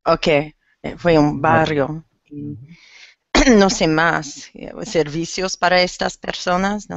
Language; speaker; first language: Spanish; non-native, learner; English